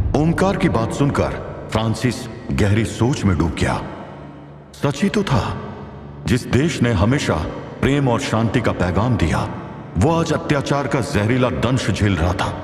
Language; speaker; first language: Hindi; native; Hindi